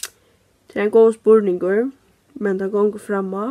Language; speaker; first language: Norwegian; non-native, learner; Faroese